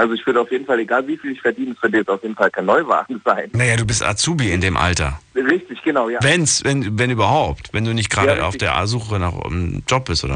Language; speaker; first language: German; native; German